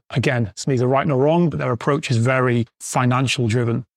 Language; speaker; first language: English; native; English